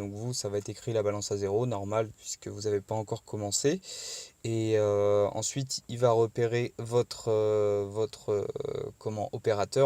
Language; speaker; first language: French; native; French